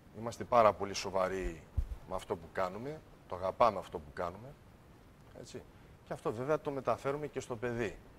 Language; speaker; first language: Greek; early bilingual, heritage; Greek